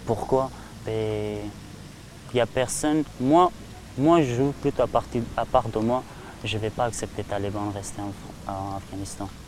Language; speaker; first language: French; non-native, learner; Persian